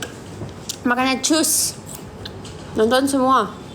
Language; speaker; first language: Indonesian; non-native, fluent; Russian